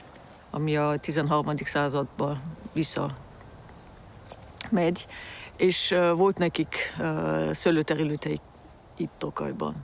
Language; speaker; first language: Hungarian; early bilingual, heritage; Hungarian